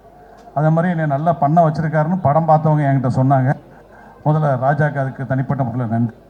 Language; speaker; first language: Tamil; native; Tamil